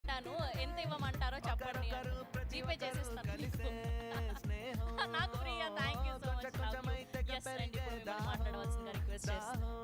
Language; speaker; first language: Telugu; native; Telugu